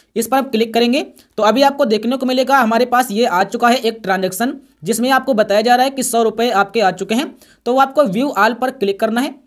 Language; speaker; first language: Hindi; native; Hindi